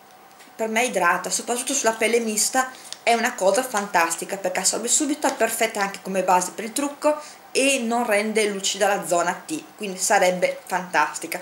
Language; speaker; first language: Italian; native; Italian